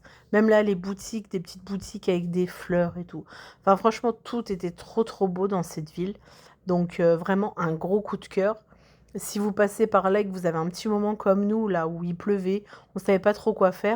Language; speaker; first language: French; native; French